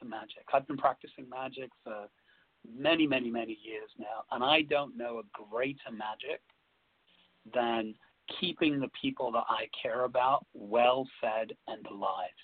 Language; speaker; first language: English; native; English